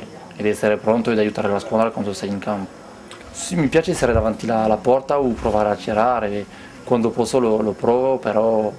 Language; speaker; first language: Italian; non-native, fluent; French